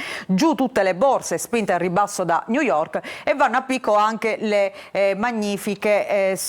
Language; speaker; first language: Italian; native; Italian